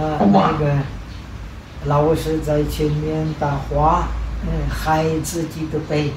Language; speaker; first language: Chinese; non-native, fluent; Czech